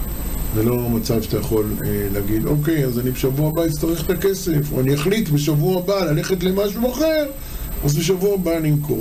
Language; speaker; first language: Hebrew; native; Hebrew